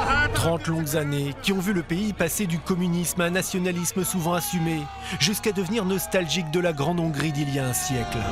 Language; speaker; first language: French; native; French